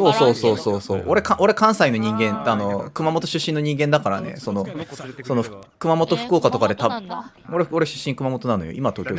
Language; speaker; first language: Japanese; native; Japanese